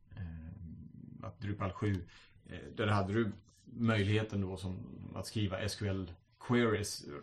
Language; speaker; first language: Swedish; native; Swedish